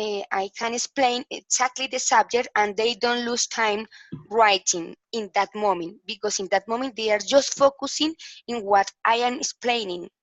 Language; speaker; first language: English; non-native, learner; Spanish